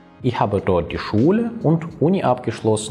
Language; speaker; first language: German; non-native, fluent; Ukrainian